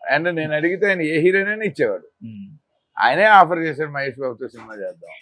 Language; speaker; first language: Telugu; native; Telugu